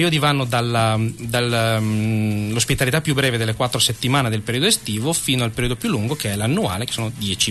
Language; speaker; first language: Italian; native; Italian